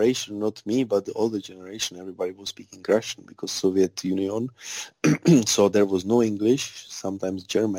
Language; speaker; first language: English; non-native, fluent; Czech